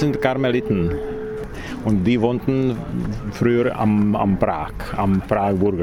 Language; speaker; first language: German; non-native, learner; Czech